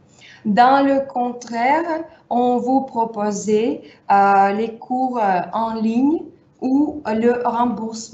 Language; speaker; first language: French; non-native, fluent; Russian